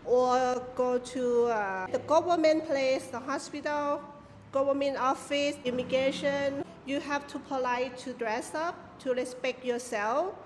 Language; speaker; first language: English; non-native, learner; Thai